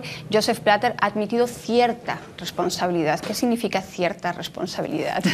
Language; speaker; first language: Spanish; native; Spanish